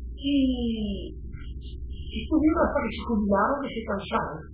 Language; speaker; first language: Spanish; non-native, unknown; Italian